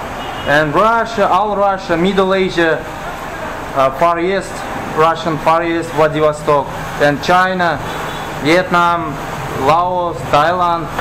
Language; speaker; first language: English; non-native, learner; Russian